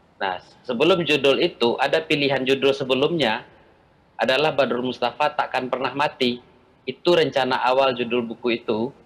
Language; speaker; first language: Indonesian; non-native, local second language; Minangkabau